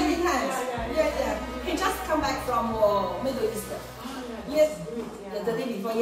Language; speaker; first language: English; non-native, learner; Chinese